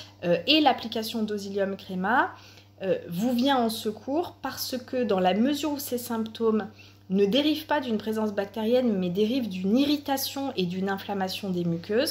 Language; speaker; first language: French; non-native, fluent; Italian